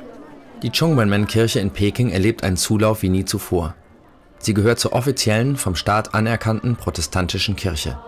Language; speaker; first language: German; native; German